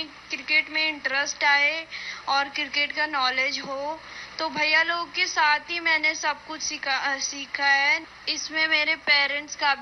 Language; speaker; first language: Hindi; native; Hindi